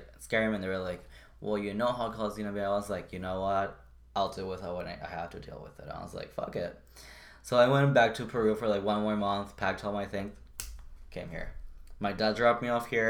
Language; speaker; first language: English; non-native, fluent; Spanish